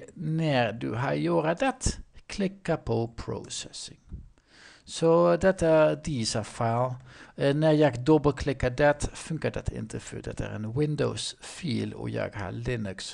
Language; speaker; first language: Swedish; non-native, learner; Dutch